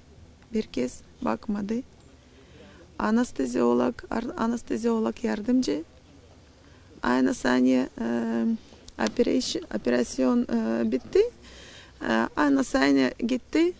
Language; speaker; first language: Turkish; non-native, learner; Russian